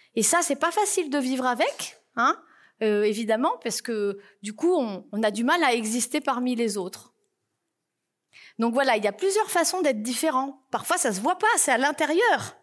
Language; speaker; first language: French; native; French